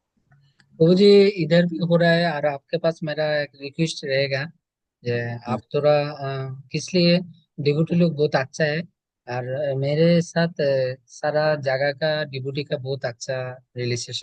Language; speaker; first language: Hindi; non-native, learner; Bangla